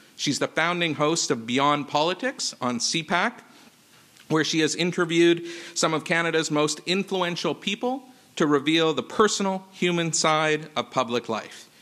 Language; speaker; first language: English; native; English